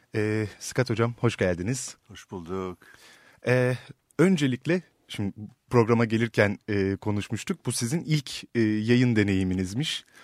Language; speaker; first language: Turkish; native; Turkish